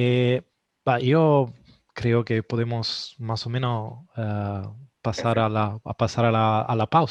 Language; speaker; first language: Spanish; non-native, fluent; Italian